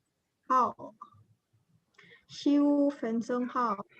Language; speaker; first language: Chinese; non-native, learner; Indonesian